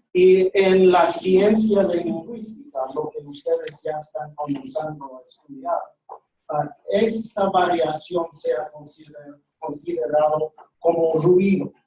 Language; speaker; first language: Spanish; non-native, fluent; English